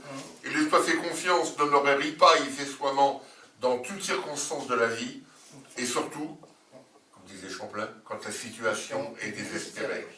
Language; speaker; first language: French; native; French